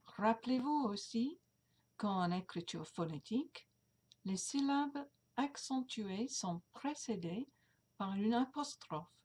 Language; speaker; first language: French; non-native, fluent; English